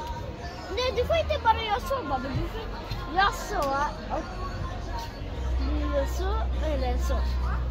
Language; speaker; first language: Swedish; early bilingual, other home language; Bangla